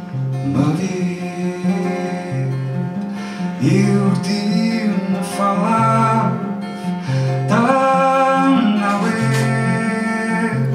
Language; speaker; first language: Welsh; native; Welsh